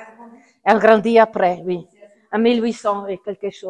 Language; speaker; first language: French; non-native, fluent; Italian